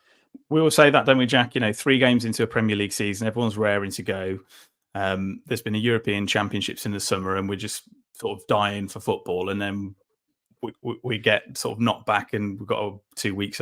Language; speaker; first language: English; native; English